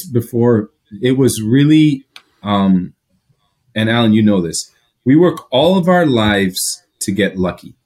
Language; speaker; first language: English; non-native, fluent; Greek